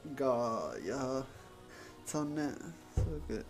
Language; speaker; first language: Japanese; non-native, learner; Spanish